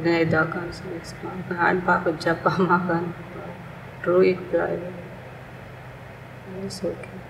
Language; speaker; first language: German; non-native, learner; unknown